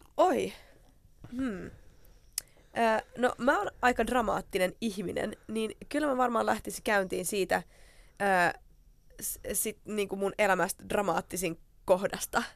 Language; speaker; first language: Finnish; non-native, local second language; Swedish